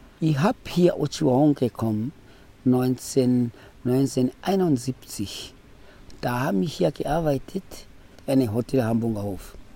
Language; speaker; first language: German; non-native, local second language; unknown